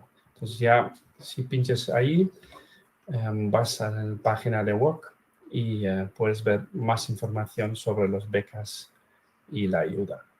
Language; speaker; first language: Spanish; non-native, fluent; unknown